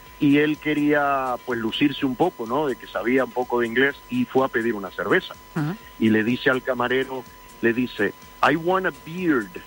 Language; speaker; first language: Spanish; early bilingual, heritage; Spanish